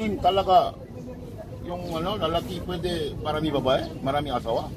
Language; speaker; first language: Filipino; non-native, learner; Korean